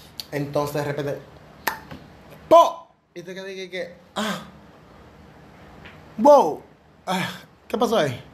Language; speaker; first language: Spanish; early bilingual, heritage; Spanish